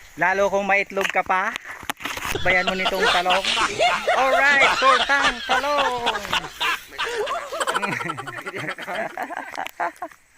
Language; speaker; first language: Filipino; non-native, local second language; Bikol